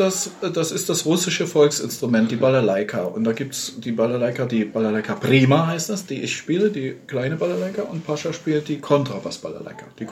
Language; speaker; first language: German; native; German